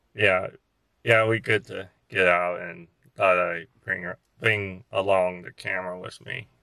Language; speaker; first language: English; native; English